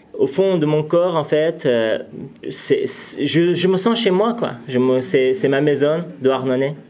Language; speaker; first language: French; non-native, fluent; Persian